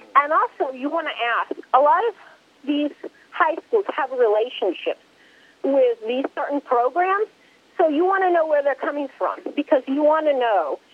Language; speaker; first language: English; early bilingual, other home language; Spanish